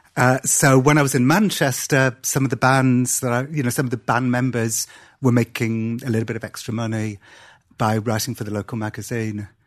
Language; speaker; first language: English; native; English